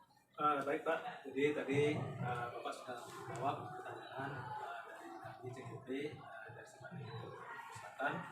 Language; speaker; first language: Indonesian; native; Indonesian